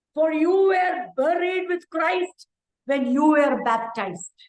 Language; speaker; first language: English; non-native, local second language; Malayalam